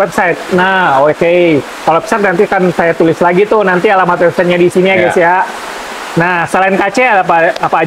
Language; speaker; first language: Indonesian; native; Indonesian